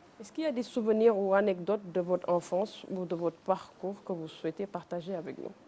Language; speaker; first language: French; non-native, local second language; Wolof